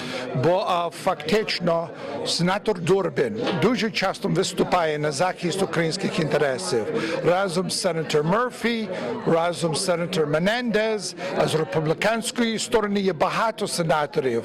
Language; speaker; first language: Ukrainian; early bilingual, heritage; Ukrainian